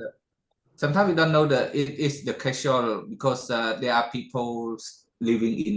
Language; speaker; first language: English; non-native, learner; Khmer